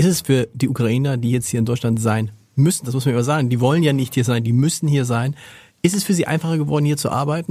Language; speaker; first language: German; native; German